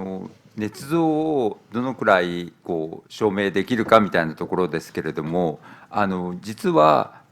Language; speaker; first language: Japanese; native; Japanese